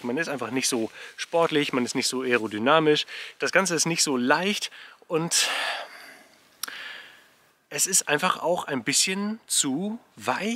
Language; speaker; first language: German; native; German